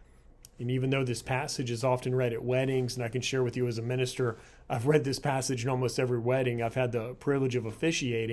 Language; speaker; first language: English; native; English